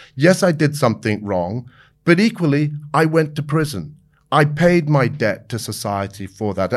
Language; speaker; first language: English; native; English